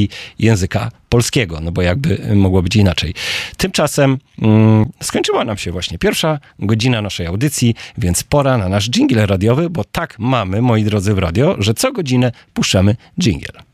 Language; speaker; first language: Polish; native; Polish